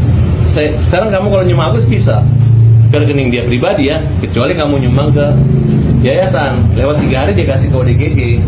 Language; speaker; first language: Indonesian; native; Indonesian